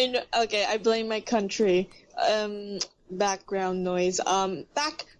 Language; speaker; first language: English; non-native, local second language; Filipino